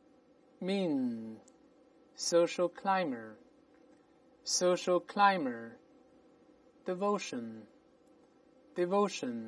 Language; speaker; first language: English; non-native, fluent; Chinese